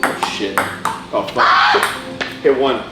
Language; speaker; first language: English; native; English